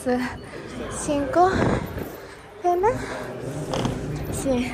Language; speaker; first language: Spanish; non-native, learner; Japanese